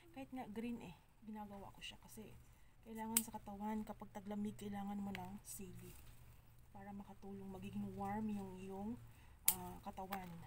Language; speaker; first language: Filipino; non-native, local second language; Cebuano